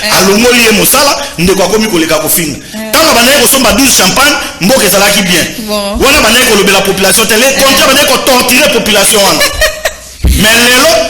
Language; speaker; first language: Lingala; native; Lingala